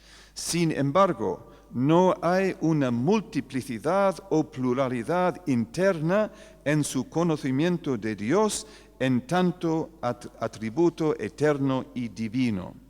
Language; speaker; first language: Spanish; non-native, fluent; English